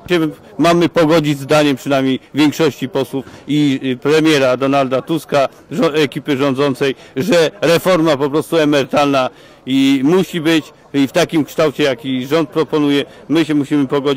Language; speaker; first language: Polish; native; Polish